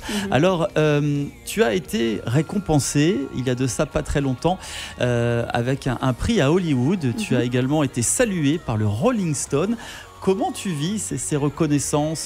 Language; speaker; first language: French; native; French